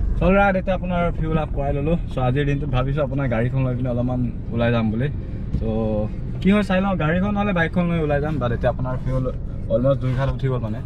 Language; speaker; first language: Assamese; non-native, local second language; Mising